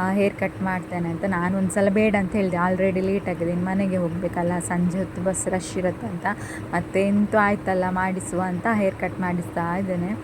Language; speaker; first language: Kannada; native; Kannada